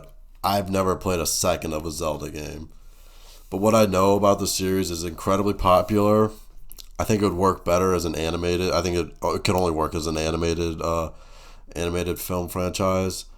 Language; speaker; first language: English; native; English